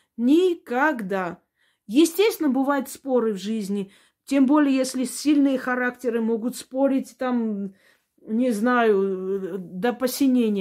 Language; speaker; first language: Russian; non-native, local second language; Armenian